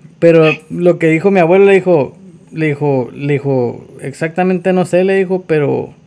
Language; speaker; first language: Spanish; native; Spanish